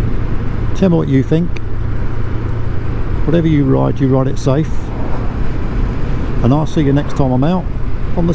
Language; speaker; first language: English; native; English